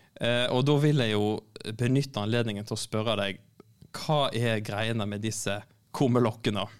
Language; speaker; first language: Norwegian; native; Norwegian